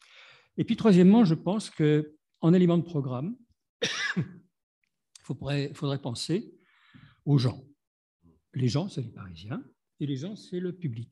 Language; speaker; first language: French; native; French